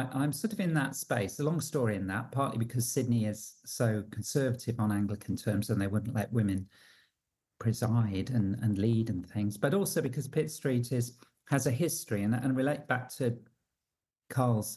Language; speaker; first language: English; native; English